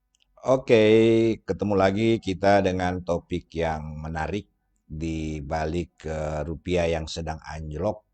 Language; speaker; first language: Indonesian; native; Indonesian